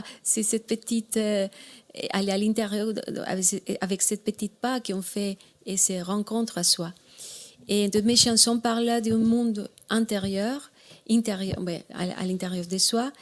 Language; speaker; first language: French; non-native, learner; Spanish